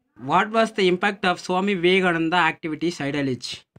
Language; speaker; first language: English; non-native, local second language; Tamil